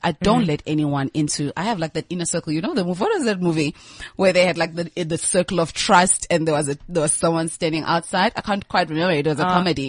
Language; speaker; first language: English; non-native, local second language; Zulu